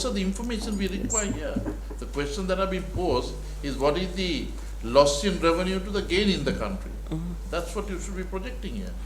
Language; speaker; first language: English; non-native, local second language; Sinhala